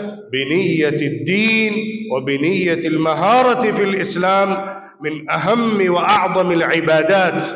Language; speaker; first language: Arabic; non-native, fluent; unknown